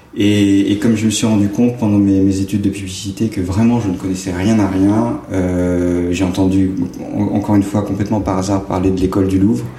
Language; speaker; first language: French; native; French